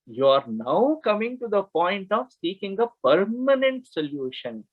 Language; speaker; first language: English; non-native, local second language; Kannada